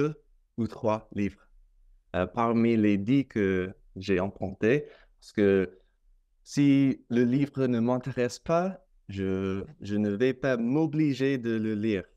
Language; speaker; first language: French; non-native, fluent; English